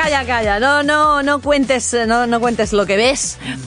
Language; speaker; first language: Spanish; non-native, local second language; Catalan